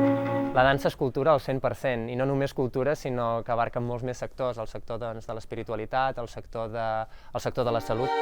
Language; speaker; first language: Catalan; native; Catalan